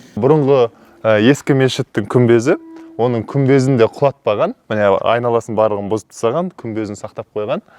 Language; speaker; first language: Kazakh; native; Kazakh